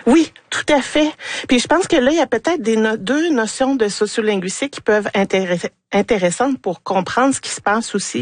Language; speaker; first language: French; native; French